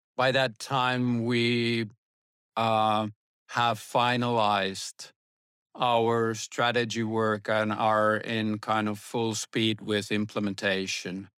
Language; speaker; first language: English; non-native, fluent; Finnish